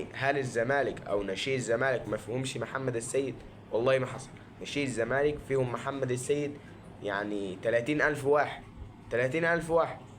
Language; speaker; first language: Arabic; native; Arabic